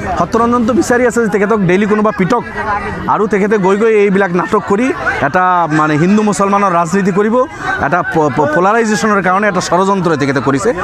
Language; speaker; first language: Assamese; non-native, local second language; Bangla